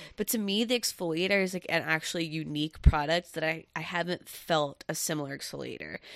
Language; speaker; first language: English; native; English